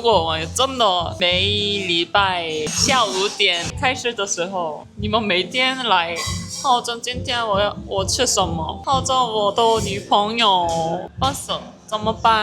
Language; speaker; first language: Chinese; non-native, learner; Korean